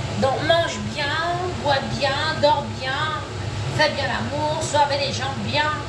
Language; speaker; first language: French; native; French